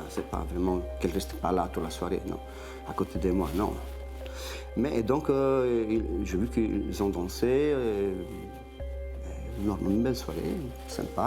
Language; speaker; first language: French; non-native, fluent; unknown